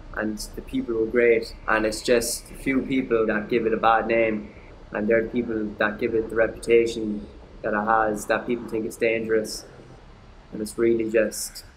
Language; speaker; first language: English; native; English